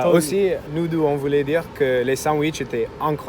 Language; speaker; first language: French; non-native, fluent; English